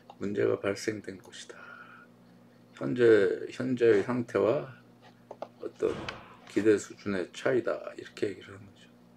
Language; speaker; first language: Korean; native; Korean